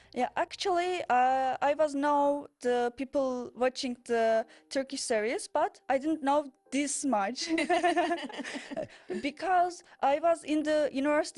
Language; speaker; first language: English; non-native, learner; Turkish